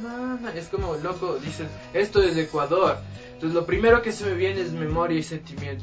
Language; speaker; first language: Spanish; native; Spanish